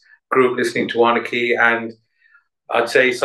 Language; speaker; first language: English; native; English